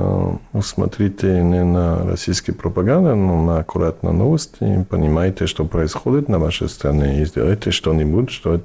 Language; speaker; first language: Russian; non-native, fluent; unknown